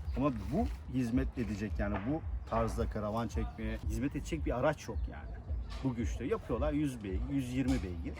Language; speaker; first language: Turkish; native; Turkish